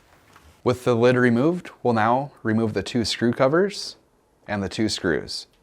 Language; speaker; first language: English; native; English